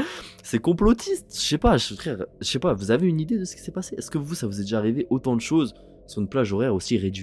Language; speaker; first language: French; native; French